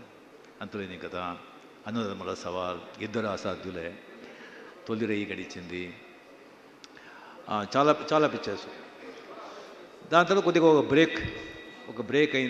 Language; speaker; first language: Telugu; non-native, fluent; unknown